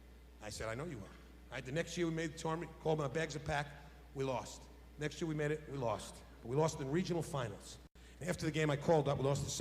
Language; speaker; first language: English; native; English